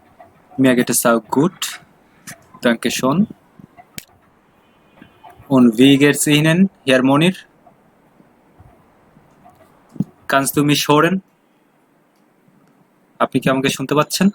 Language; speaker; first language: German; non-native, fluent; Bangla